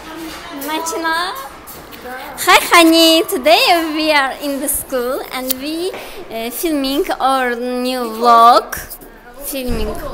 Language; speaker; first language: English; non-native, learner; Azerbaijani